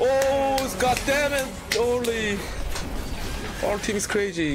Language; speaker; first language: English; non-native, learner; Korean